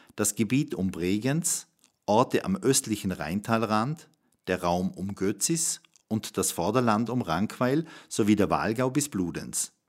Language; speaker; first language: German; native; German